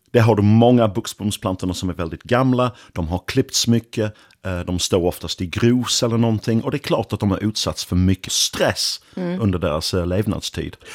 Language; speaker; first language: Swedish; non-native, fluent; English